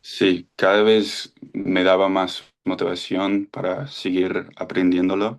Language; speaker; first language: Spanish; non-native, fluent; English